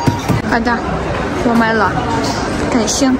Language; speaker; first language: Chinese; non-native, learner; Ukrainian